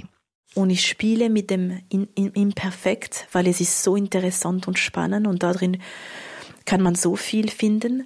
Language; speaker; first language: German; non-native, local second language; French